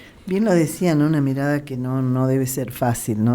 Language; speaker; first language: Spanish; native; Spanish